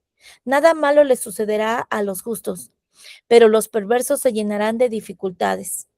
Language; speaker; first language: Spanish; native; Spanish